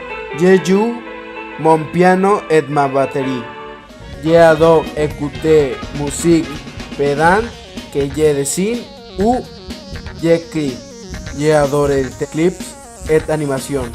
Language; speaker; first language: French; non-native, learner; Spanish